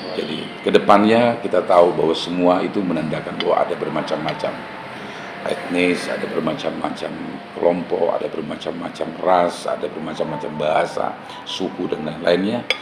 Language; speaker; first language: Indonesian; native; Indonesian